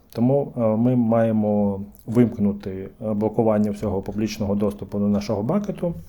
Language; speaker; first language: Ukrainian; native; Ukrainian